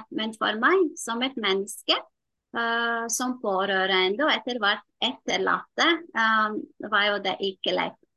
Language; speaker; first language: Norwegian; non-native, fluent; Latvian